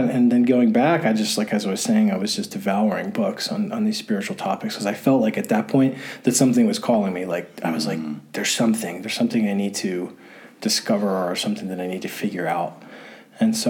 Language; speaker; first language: English; native; English